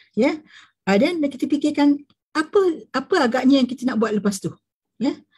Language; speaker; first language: Malay; native; Malay